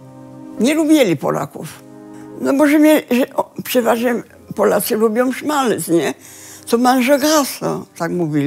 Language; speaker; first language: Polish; early bilingual, heritage; Polish